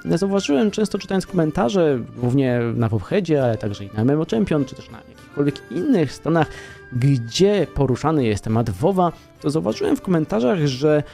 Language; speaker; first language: Polish; native; Polish